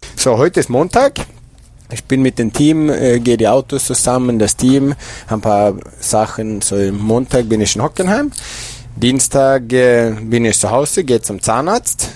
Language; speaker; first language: German; non-native, fluent; Swedish